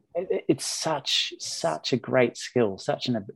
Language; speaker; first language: English; native; English